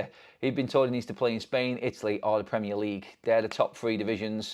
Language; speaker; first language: English; native; English